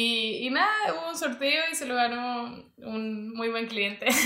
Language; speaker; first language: Spanish; native; Spanish